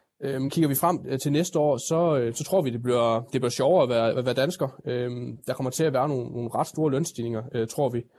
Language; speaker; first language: Danish; native; Danish